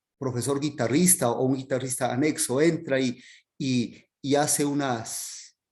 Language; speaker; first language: Spanish; native; Spanish